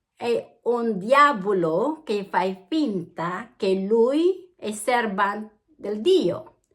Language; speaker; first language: Italian; non-native, learner; Filipino